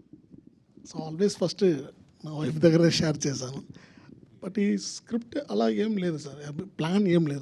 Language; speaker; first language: Telugu; non-native, fluent; Tamil